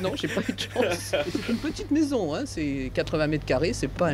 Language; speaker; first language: French; native; French